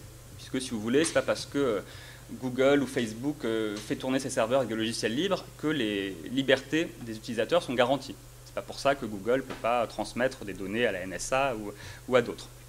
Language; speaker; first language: French; native; French